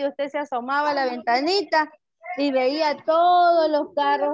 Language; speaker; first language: Spanish; native; Spanish